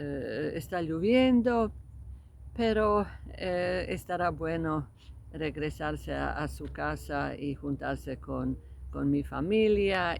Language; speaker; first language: Spanish; non-native, fluent; Croatian